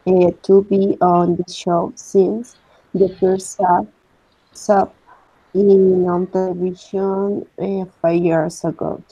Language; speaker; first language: English; non-native, learner; Spanish